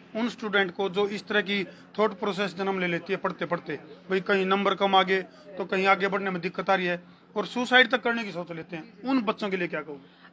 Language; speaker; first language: Hindi; native; Hindi